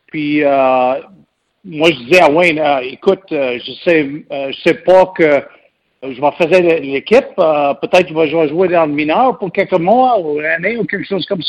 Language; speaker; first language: French; non-native, local second language; English